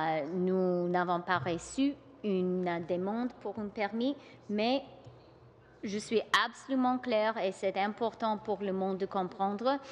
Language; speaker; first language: French; non-native, local second language; English